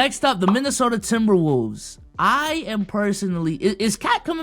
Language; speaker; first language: English; native; English